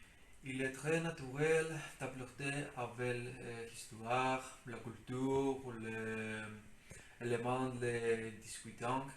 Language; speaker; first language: French; non-native, learner; Greek